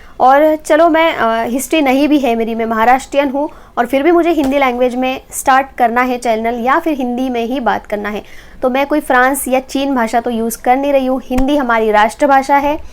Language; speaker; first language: Hindi; non-native, local second language; Marathi